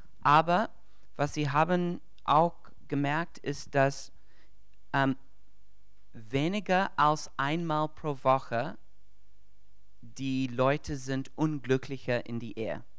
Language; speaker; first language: German; non-native, learner; English